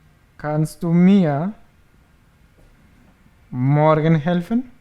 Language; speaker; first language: German; non-native, fluent; Spanish